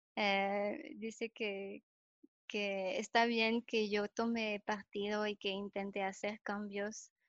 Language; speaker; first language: Spanish; non-native, fluent; French